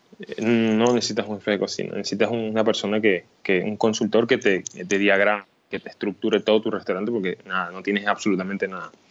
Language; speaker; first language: Spanish; native; Spanish